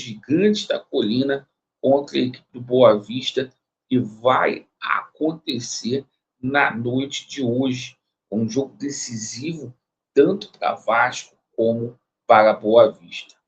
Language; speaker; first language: Portuguese; native; Portuguese